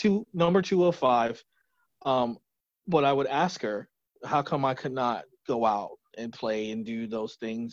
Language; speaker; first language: English; native; English